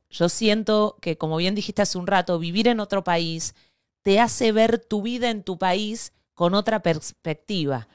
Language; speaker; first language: Spanish; native; Spanish